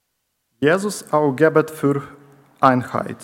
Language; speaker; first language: German; non-native, learner; Ukrainian